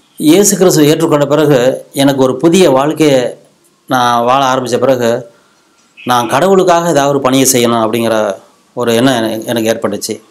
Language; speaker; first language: Tamil; non-native, local second language; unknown